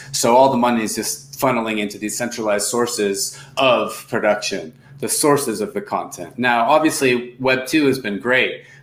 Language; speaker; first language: English; native; English